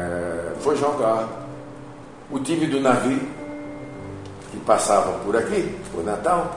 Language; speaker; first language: Portuguese; native; Portuguese